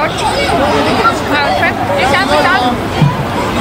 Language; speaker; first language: Chinese; non-native, learner; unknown